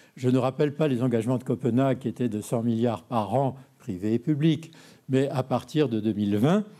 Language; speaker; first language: French; native; French